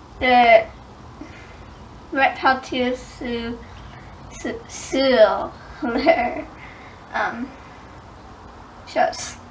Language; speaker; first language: French; non-native, learner; English